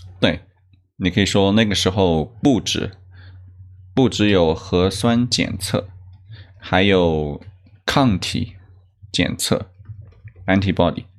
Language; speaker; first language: Chinese; non-native, learner; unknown